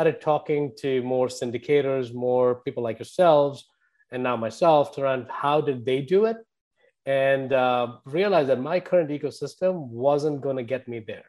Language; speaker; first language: English; non-native, local second language; Hindi